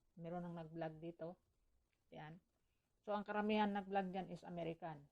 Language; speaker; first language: Filipino; non-native, local second language; Cebuano